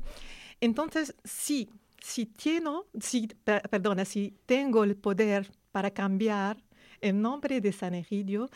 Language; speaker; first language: Spanish; non-native, learner; Arabic